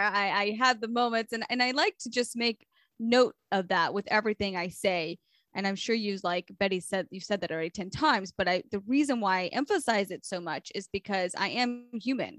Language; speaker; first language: English; native; English